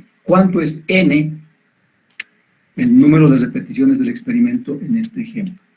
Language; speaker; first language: Spanish; native; Spanish